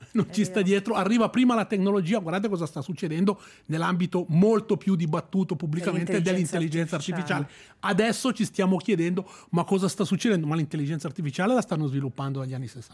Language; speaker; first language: Italian; native; Italian